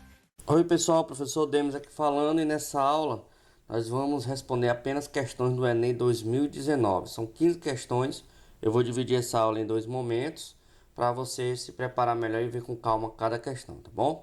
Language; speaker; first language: Portuguese; native; Portuguese